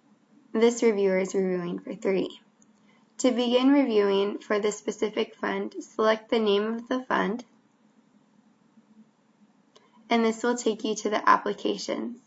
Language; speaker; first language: English; native; English